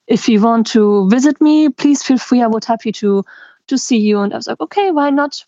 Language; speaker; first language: English; non-native, fluent; German